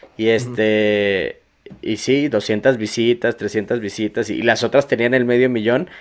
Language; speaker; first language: Spanish; native; Spanish